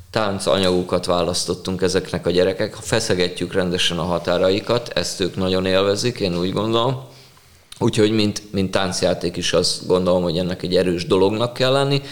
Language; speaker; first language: Hungarian; native; Hungarian